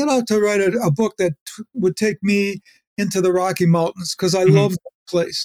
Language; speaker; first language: English; native; English